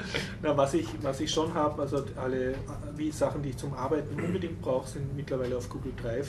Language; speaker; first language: German; native; German